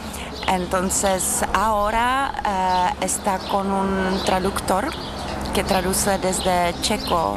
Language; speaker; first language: Spanish; non-native, fluent; Czech